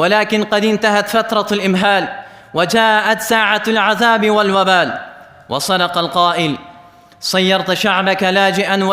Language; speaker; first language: Arabic; non-native, fluent; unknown